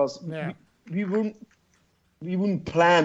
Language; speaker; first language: English; non-native, fluent; Dutch